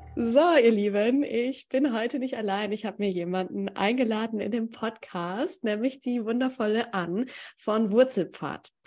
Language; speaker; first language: German; native; German